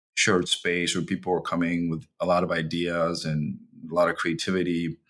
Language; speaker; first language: English; early bilingual, other home language; Chinese